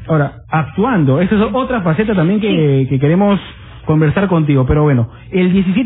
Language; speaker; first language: Spanish; native; Spanish